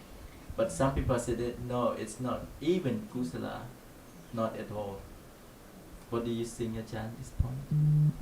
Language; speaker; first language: English; non-native, learner; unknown